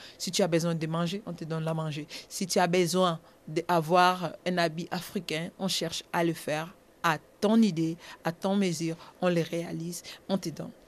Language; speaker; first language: French; non-native, local second language; Lingala